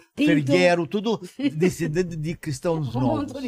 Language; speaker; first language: Portuguese; non-native, fluent; Romanian